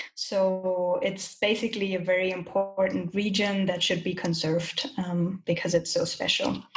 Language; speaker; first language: English; non-native, fluent; German